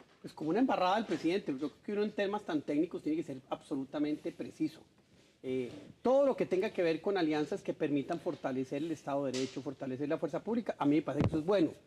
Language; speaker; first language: Spanish; native; Spanish